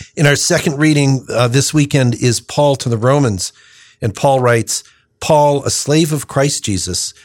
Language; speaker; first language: English; native; English